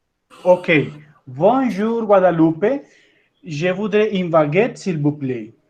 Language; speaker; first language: French; non-native, learner; Spanish